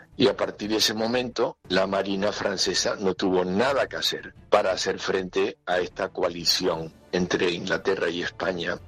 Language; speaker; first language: Spanish; native; Spanish